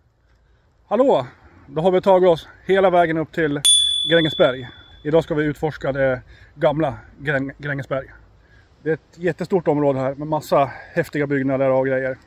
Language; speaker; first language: Swedish; native; Swedish